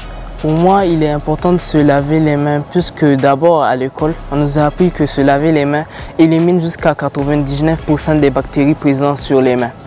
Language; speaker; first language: French; non-native, local second language; Hausa